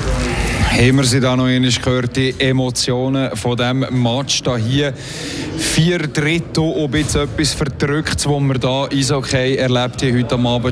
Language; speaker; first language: German; native; German